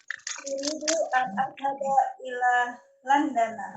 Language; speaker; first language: Arabic; non-native, learner; Indonesian